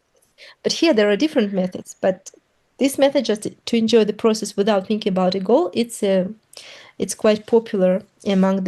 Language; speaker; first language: English; non-native, fluent; Russian